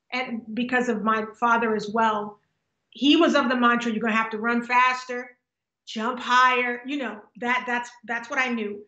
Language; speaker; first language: English; native; English